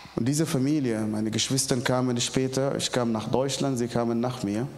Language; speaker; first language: German; non-native, fluent; Arabic